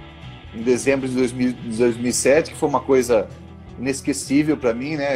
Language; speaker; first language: Portuguese; native; Portuguese